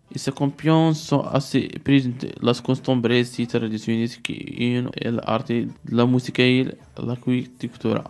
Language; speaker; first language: Spanish; non-native, learner; Arabic